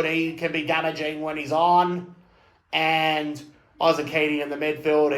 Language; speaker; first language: English; native; English